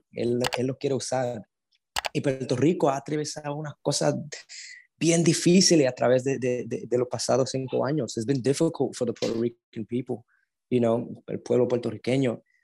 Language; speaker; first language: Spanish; early bilingual, heritage; Spanish